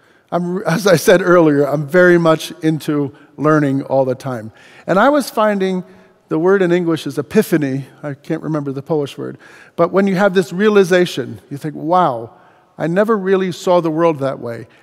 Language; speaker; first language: English; native; English